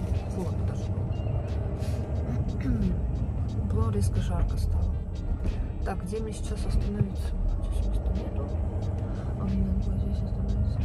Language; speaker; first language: Russian; native; Russian